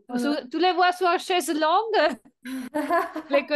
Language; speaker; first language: French; non-native, fluent; Italian